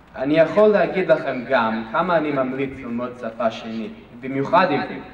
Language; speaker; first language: Hebrew; non-native, learner; English